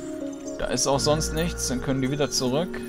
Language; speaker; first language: German; native; German